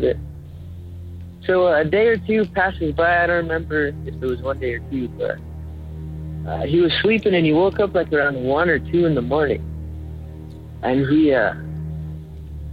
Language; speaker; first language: English; native; English